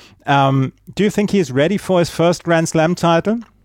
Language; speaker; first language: English; non-native, fluent; German